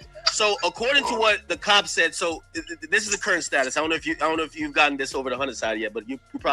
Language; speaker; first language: English; native; English